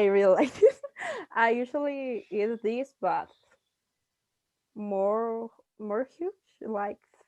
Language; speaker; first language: English; non-native, learner; Spanish